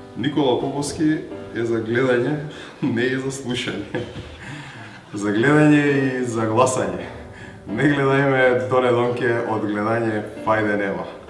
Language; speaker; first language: Macedonian; native; Macedonian